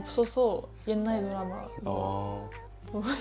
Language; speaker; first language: Korean; non-native, learner; Japanese